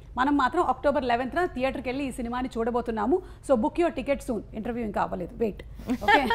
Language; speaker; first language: Telugu; non-native, local second language; Malayalam